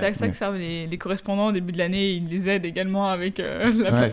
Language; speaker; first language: French; native; French